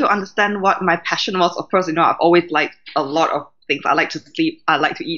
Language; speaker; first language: English; native; English